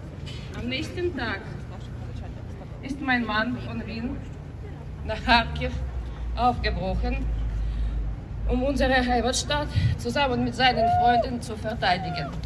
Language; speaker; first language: German; non-native, fluent; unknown